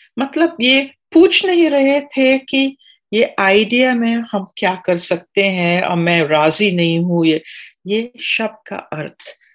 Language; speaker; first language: Hindi; non-native, fluent; English